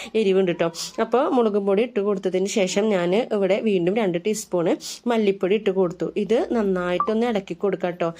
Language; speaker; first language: Malayalam; native; Malayalam